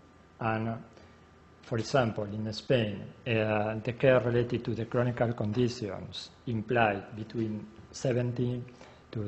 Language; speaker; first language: English; non-native, learner; Spanish